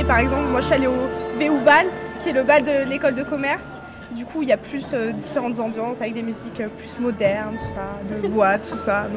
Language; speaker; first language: French; native; French